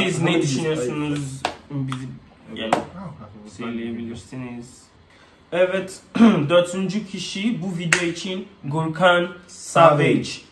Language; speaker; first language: Turkish; non-native, learner; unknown